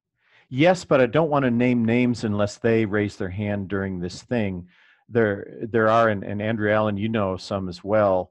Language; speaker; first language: English; native; English